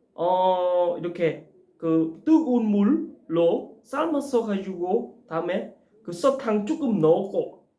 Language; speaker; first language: Korean; non-native, learner; Khmer